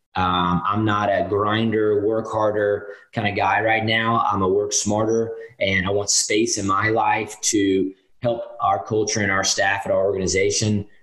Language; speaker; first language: English; native; English